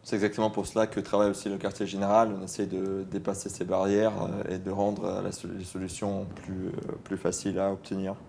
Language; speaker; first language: French; non-native, fluent; Russian